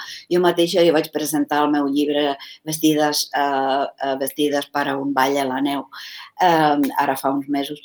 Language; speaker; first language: Catalan; non-native, fluent; Czech